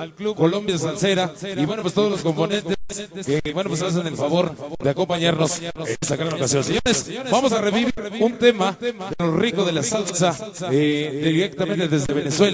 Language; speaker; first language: Spanish; native; Spanish